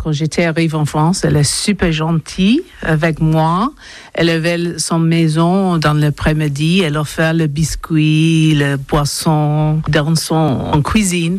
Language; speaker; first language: French; non-native, learner; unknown